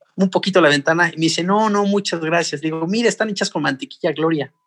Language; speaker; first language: Spanish; native; Spanish